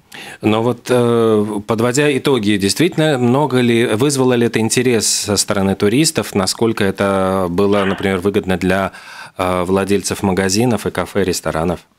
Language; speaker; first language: Russian; native; Russian